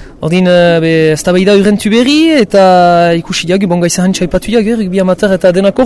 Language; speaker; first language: Basque; native; Basque